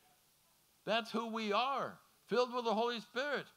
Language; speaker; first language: English; native; English